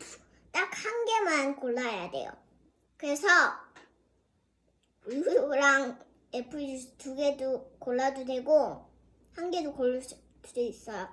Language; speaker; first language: Korean; early bilingual, heritage; Korean